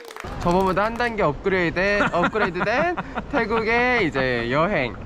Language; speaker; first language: Korean; native; Korean